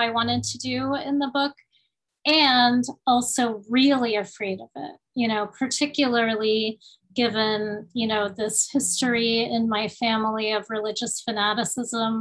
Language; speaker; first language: English; early bilingual, other home language; Spanish